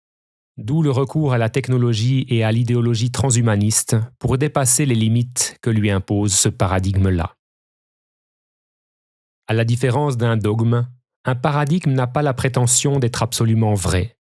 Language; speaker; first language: French; native; French